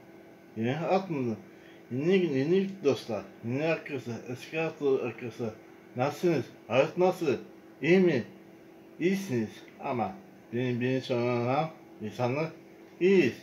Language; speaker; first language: Turkish; non-native, learner; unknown